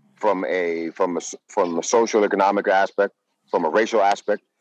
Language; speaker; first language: English; non-native, fluent; Dutch